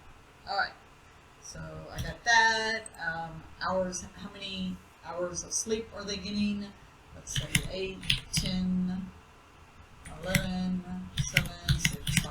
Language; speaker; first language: English; native; English